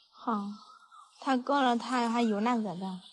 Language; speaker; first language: Chinese; non-native, learner; Lao